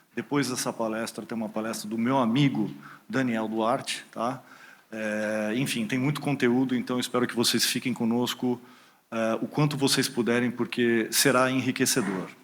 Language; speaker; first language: Portuguese; early bilingual, other home language; German